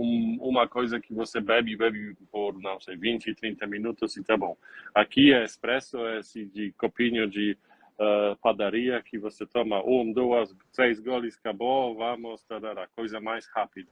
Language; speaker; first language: Portuguese; non-native, learner; Polish